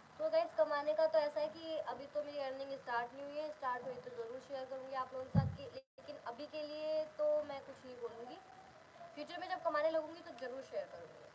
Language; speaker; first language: Hindi; native; Hindi